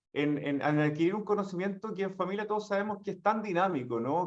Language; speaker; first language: Spanish; native; Spanish